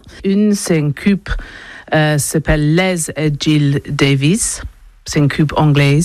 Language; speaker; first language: French; non-native, learner; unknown